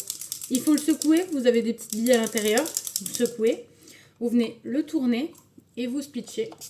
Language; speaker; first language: French; native; French